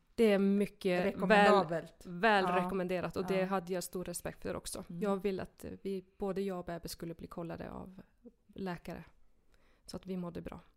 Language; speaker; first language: Swedish; non-native, fluent; Icelandic